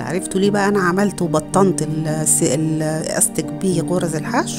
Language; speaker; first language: Arabic; native; Arabic